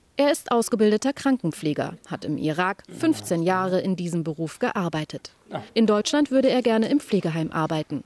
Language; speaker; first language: German; native; German